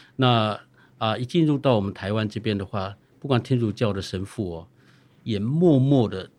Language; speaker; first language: Chinese; non-native, local second language; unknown